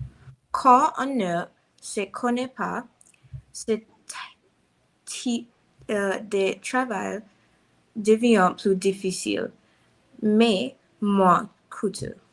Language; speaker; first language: French; non-native, learner; English